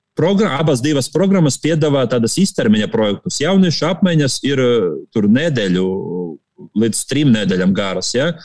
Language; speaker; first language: Latvian; non-native, local second language; Russian